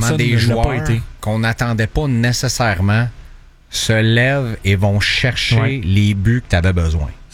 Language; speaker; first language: French; native; French